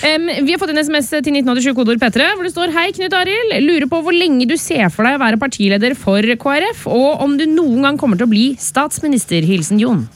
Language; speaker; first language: Norwegian; native; Norwegian